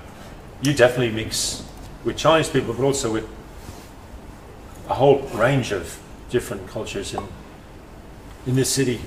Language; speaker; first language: English; native; English